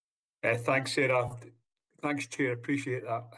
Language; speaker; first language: English; native; English